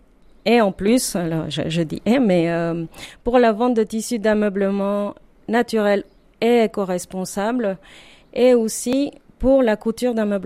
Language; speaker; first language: French; non-native, fluent; Spanish